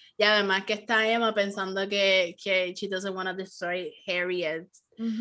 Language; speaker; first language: Spanish; early bilingual, heritage; Spanish